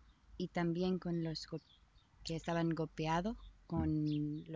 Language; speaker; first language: Spanish; non-native, learner; English